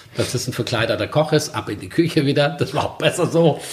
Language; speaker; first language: German; native; German